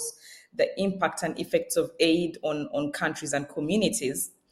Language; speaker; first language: English; non-native, local second language; Ganda